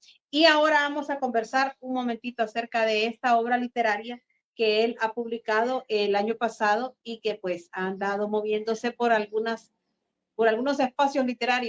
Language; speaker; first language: Spanish; native; Spanish